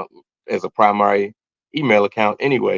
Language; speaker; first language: English; native; English